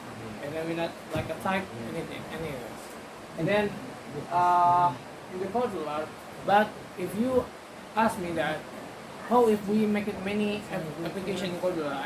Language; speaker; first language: English; non-native, learner; Indonesian